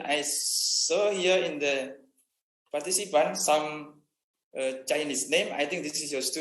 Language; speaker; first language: English; non-native, fluent; Indonesian